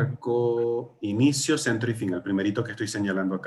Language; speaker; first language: Spanish; native; Spanish